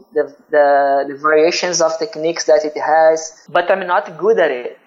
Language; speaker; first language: English; non-native, fluent; Portuguese